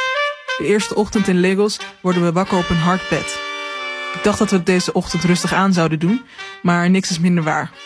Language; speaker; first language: Dutch; native; Dutch